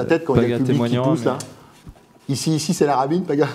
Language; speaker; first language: French; native; French